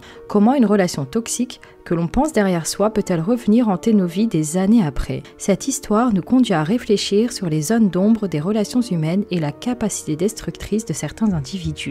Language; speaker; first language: French; native; French